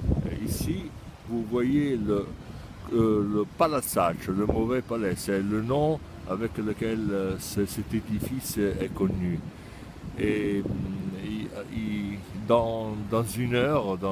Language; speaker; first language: French; non-native, fluent; Italian